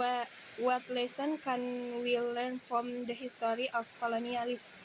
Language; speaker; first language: English; non-native, learner; Indonesian